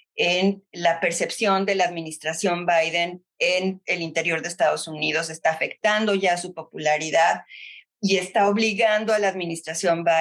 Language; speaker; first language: Spanish; native; Spanish